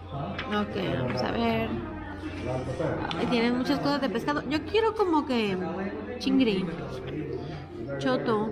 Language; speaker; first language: Spanish; native; Spanish